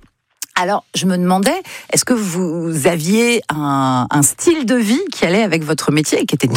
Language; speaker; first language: French; native; French